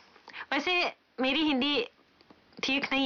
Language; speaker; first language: Hindi; non-native, fluent; Japanese